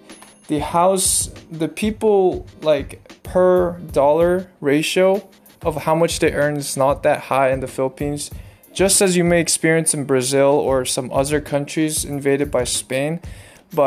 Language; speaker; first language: English; non-native, local second language; Korean